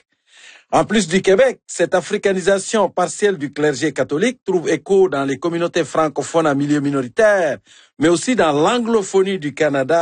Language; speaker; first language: French; native; French